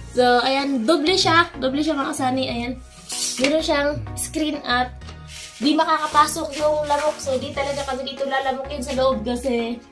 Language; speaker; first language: Filipino; native; Filipino